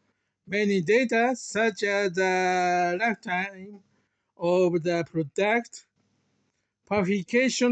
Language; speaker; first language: English; non-native, learner; Japanese